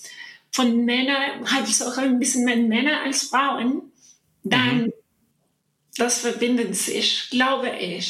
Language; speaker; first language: German; non-native, learner; Spanish